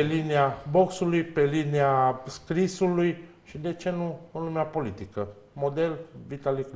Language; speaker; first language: Romanian; native; Romanian